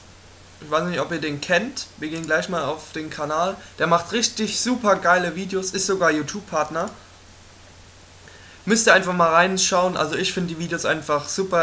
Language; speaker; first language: German; native; German